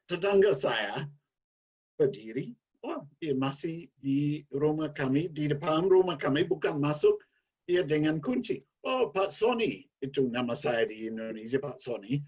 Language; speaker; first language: Indonesian; non-native, learner; English